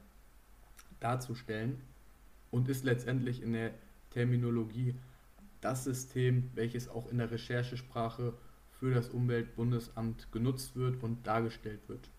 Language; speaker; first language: German; native; German